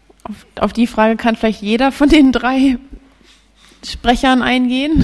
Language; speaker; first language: German; native; German